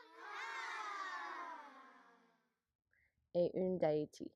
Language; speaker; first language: French; non-native, learner; English